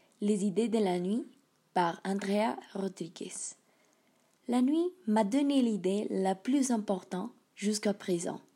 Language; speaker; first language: French; non-native, learner; Spanish